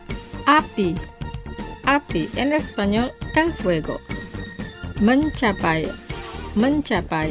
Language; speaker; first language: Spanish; non-native, fluent; Indonesian